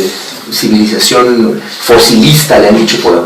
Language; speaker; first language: Spanish; native; Spanish